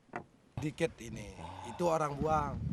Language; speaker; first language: Indonesian; non-native, local second language; Sasak